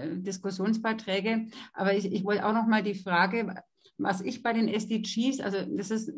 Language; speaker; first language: German; native; German